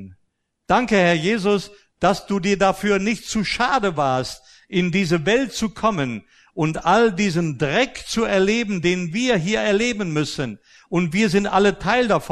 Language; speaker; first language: German; native; German